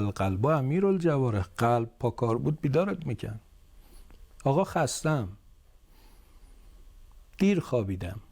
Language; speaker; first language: Persian; native; Persian